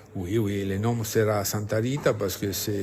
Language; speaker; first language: French; non-native, fluent; Italian